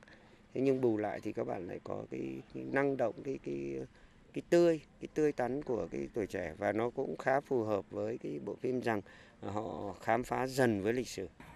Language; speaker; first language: Vietnamese; native; Vietnamese